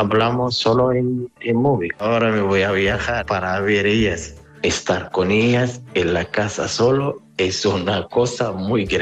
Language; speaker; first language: Spanish; non-native, learner; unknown